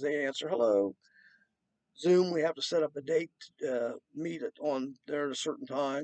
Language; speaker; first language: English; native; English